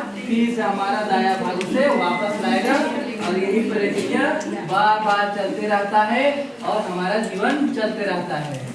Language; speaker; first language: Hindi; native; Hindi